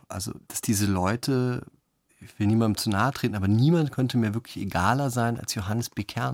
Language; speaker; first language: German; native; German